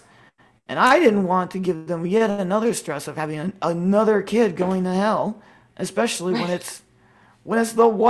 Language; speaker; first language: English; native; English